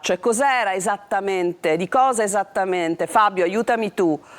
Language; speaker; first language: Italian; native; Italian